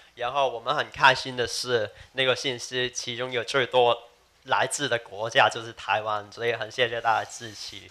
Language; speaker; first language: Chinese; non-native, local second language; Cantonese